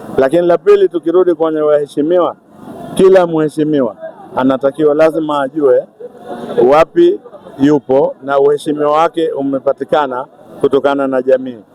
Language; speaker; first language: Swahili; native; Swahili